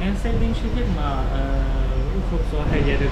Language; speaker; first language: Turkish; non-native, fluent; Khmer